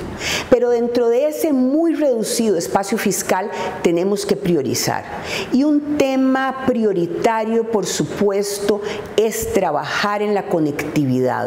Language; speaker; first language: Spanish; native; Spanish